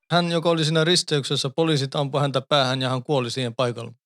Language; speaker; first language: Finnish; early bilingual, heritage; Finnish